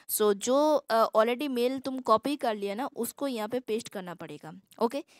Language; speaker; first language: Hindi; non-native, local second language; Assamese